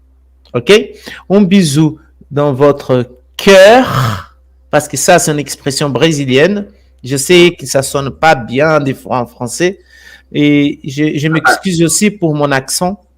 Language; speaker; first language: French; non-native, fluent; Portuguese